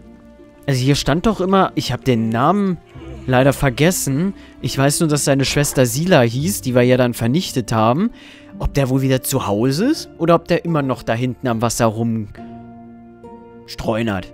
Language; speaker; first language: German; native; German